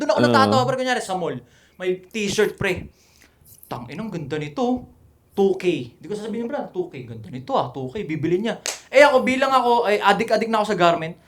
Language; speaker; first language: Filipino; native; Filipino